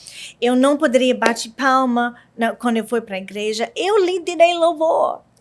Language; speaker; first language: Portuguese; non-native, learner; English